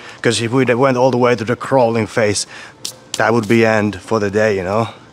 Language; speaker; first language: English; non-native, fluent; Finnish